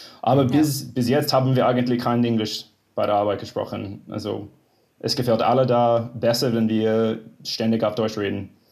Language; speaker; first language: German; non-native, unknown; English